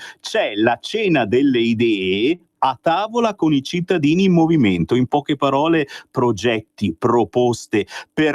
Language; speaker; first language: Italian; native; Italian